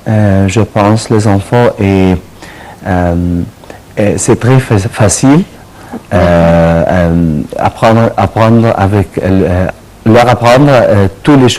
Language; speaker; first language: French; non-native, learner; Arabic